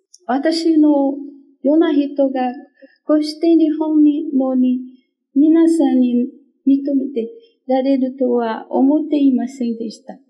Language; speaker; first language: Japanese; non-native, fluent; Portuguese